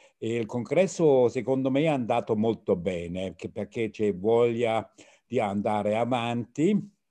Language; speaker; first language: Italian; non-native, fluent; German